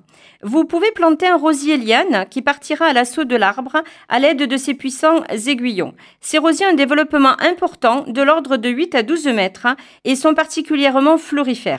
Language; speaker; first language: French; native; French